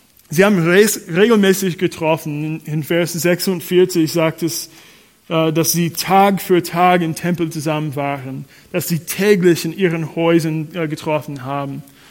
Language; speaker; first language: German; non-native, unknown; English